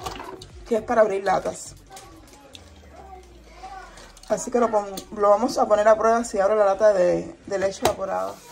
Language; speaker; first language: Spanish; native; Spanish